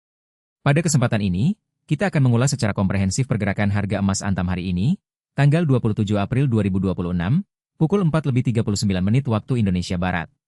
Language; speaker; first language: Indonesian; native; Indonesian